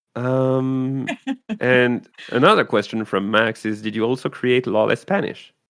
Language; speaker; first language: English; non-native, fluent; French